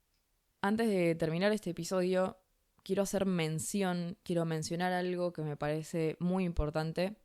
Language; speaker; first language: Spanish; native; Spanish